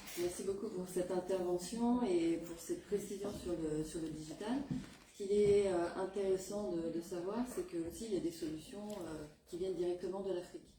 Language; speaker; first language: French; native; French